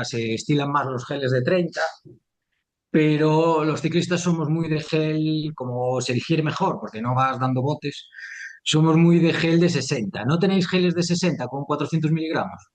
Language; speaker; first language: Spanish; native; Spanish